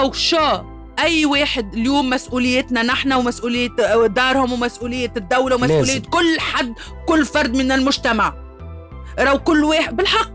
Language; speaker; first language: Arabic; native; Arabic